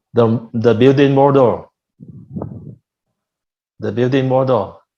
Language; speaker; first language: English; non-native, fluent; Vietnamese